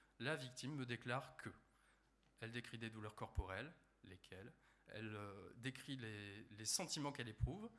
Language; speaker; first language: French; native; French